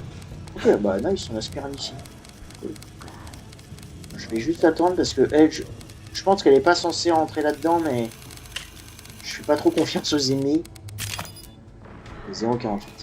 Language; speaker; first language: French; native; French